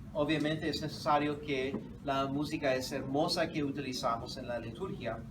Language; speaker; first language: Spanish; non-native, fluent; English